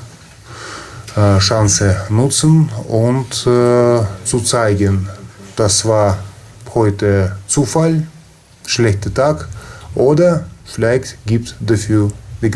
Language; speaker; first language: German; non-native, fluent; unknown